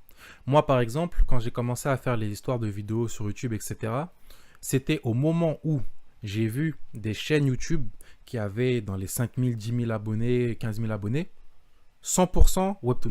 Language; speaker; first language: French; native; French